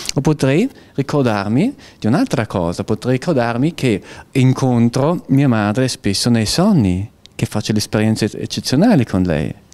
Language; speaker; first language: Italian; non-native, fluent; German